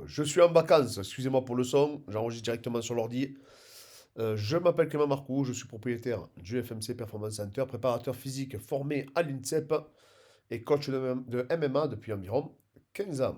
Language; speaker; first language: French; native; French